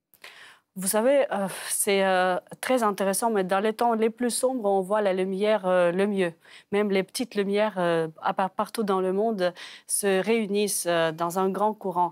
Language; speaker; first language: French; non-native, fluent; Ukrainian